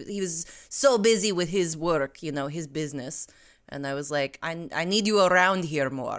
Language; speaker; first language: English; non-native, fluent; Russian